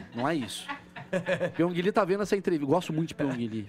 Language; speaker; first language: Portuguese; native; Portuguese